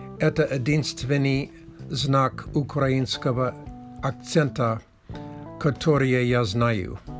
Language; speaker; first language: Russian; non-native, learner; English